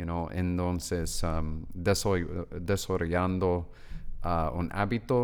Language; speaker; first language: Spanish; non-native, learner; English